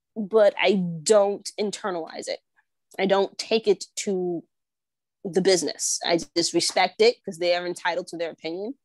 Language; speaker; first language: English; native; English